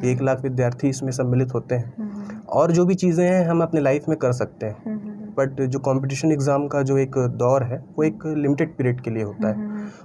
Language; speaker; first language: Hindi; native; Hindi